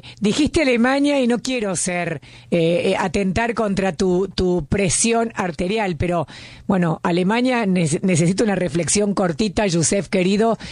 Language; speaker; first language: Spanish; native; Spanish